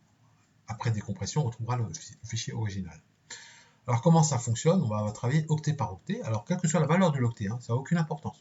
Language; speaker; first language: French; native; French